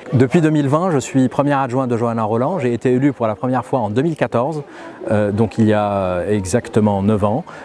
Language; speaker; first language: French; non-native, local second language; Arabic